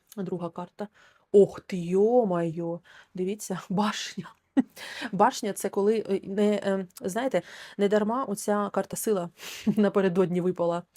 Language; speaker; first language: Ukrainian; non-native, local second language; Russian